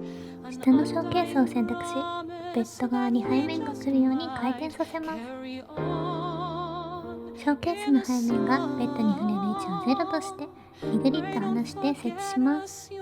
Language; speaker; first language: Japanese; native; Japanese